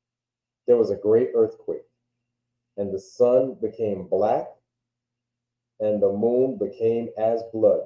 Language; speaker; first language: English; native; English